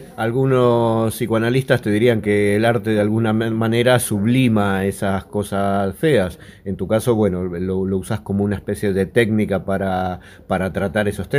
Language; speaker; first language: Spanish; native; Spanish